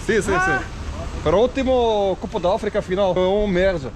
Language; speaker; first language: Portuguese; non-native, learner; Arabic